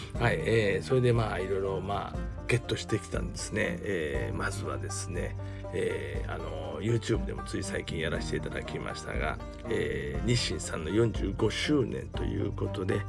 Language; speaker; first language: Japanese; native; Japanese